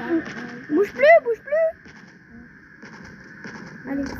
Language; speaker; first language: French; native; French